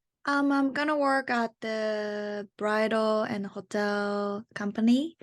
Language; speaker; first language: English; non-native, learner; Japanese